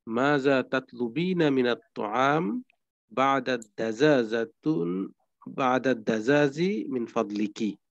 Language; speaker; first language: Arabic; non-native, learner; Bangla